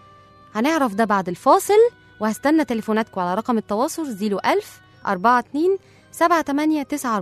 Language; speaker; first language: Arabic; native; Arabic